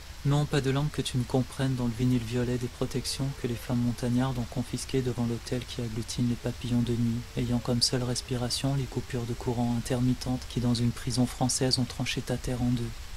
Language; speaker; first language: French; native; French